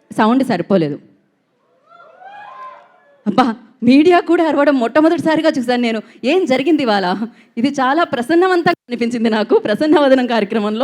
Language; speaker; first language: Telugu; native; Telugu